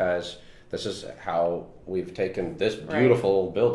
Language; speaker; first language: English; native; English